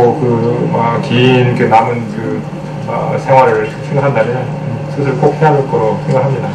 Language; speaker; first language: Korean; native; Korean